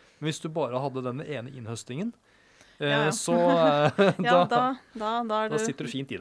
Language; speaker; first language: Norwegian; native; Norwegian